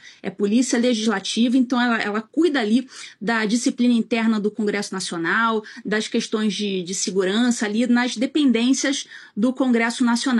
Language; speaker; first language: Portuguese; native; Portuguese